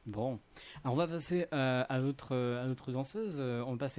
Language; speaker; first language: French; native; French